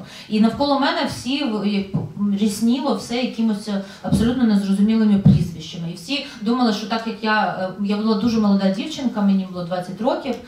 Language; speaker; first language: Ukrainian; native; Ukrainian